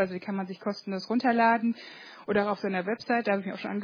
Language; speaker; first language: German; native; German